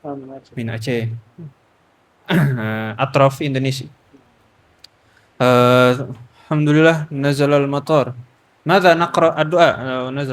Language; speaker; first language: Arabic; non-native, learner; Indonesian